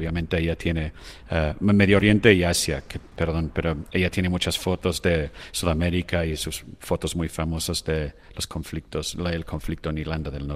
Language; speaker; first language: Spanish; non-native, fluent; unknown